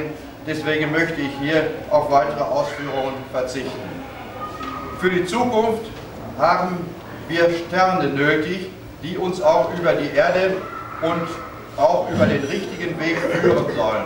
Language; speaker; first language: German; native; German